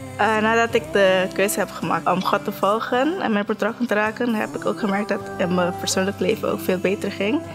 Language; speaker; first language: Dutch; non-native, local second language; Papiamento